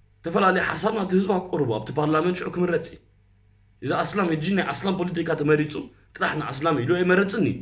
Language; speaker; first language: Tigrinya; early bilingual, heritage; Tigrinya